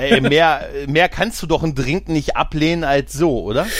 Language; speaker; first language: German; native; German